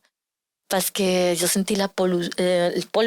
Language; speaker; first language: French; non-native, learner; Spanish